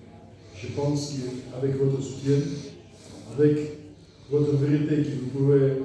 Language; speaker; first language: French; non-native, learner; Russian